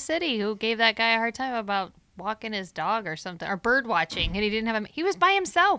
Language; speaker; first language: English; native; English